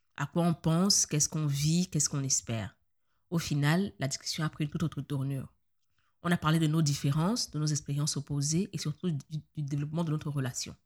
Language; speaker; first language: French; native; French